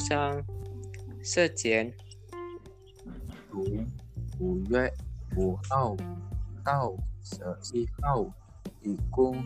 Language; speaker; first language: Chinese; non-native, learner; Indonesian